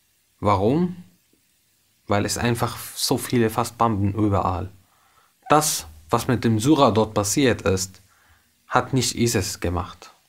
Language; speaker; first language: German; non-native, learner; Arabic